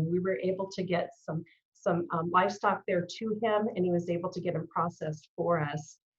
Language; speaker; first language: English; native; English